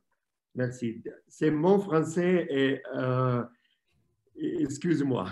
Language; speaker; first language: French; non-native, learner; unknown